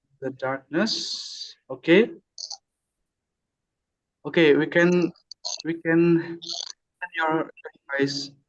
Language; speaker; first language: English; non-native, learner; Indonesian